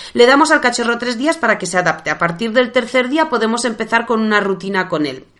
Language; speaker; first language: Spanish; non-native, fluent; Polish